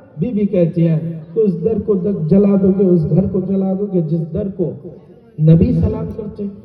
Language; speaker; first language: Urdu; non-native, local second language; Bangla